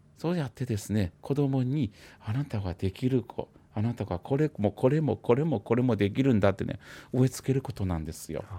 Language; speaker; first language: Japanese; non-native, fluent; Chinese